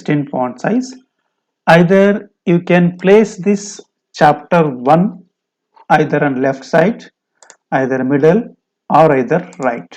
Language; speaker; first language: English; non-native, local second language; Kannada